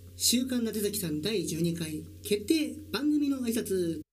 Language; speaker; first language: Japanese; native; Japanese